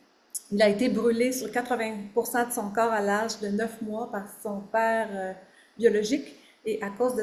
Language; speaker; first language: French; native; French